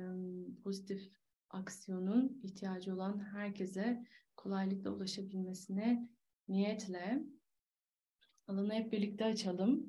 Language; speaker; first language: Turkish; native; Turkish